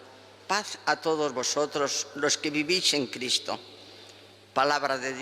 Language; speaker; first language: Spanish; native; Spanish